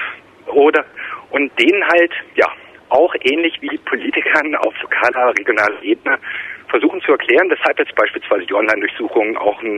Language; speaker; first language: German; native; German